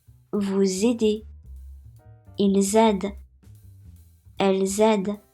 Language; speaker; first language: French; non-native, fluent; Japanese